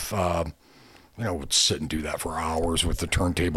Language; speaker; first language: English; native; English